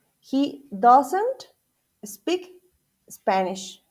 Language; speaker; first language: English; non-native, fluent; Spanish